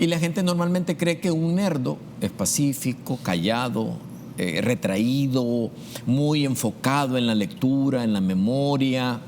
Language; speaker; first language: Spanish; native; Spanish